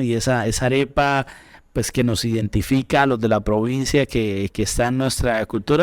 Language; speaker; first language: Spanish; native; Spanish